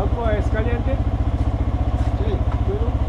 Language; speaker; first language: Spanish; non-native, learner; Korean